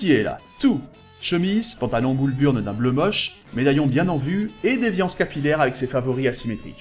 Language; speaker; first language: French; native; French